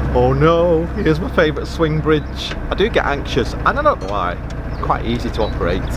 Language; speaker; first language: English; native; English